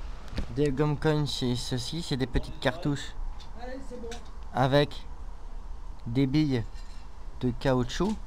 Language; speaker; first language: French; native; French